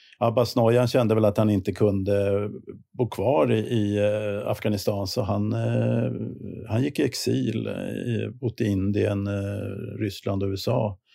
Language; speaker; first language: Swedish; native; Swedish